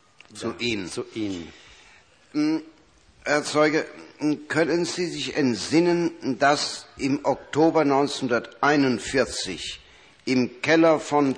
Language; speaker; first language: German; native; German